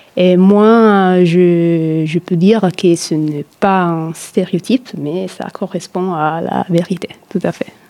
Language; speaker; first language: French; non-native, fluent; Italian